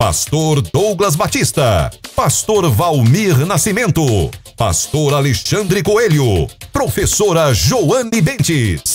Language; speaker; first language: Portuguese; native; Portuguese